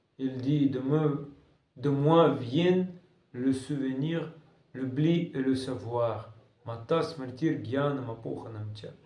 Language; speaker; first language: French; non-native, fluent; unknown